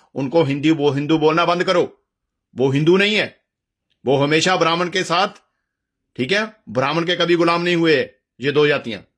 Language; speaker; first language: Hindi; non-native, local second language; Punjabi